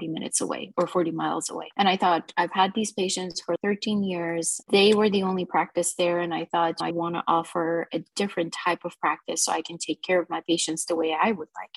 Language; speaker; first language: English; non-native, fluent; Persian